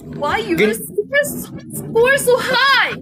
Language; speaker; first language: English; non-native, learner; Malay